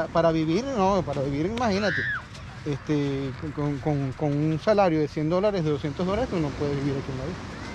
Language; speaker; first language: Spanish; native; Spanish